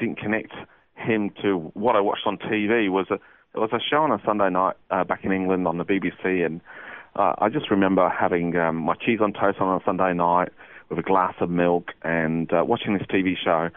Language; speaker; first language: English; native; English